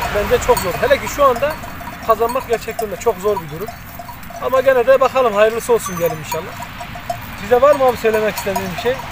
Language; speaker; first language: Turkish; native; Turkish